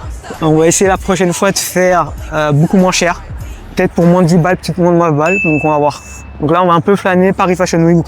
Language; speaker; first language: French; native; French